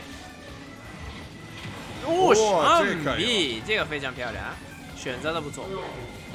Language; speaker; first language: Chinese; non-native, fluent; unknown